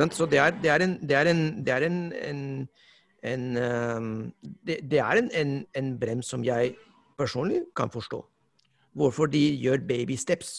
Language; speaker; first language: Norwegian; non-native, fluent; Spanish